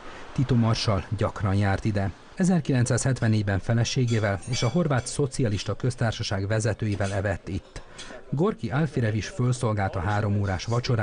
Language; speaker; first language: Hungarian; native; Hungarian